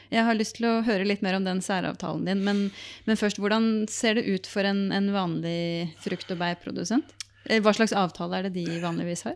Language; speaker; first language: Norwegian; native; Norwegian